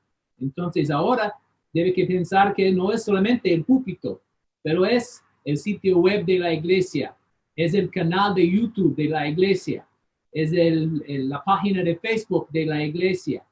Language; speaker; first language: Spanish; non-native, fluent; English